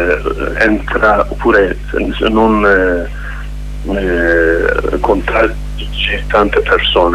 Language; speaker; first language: Italian; non-native, learner; Kurdish